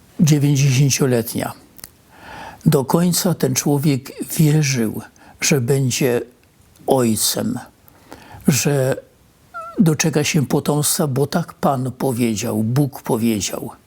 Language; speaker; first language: Polish; native; Polish